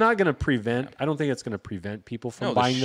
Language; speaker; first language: English; native; English